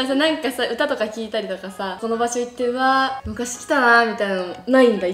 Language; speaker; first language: Japanese; native; Japanese